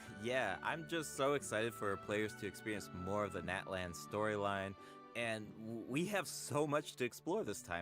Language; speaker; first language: English; native; English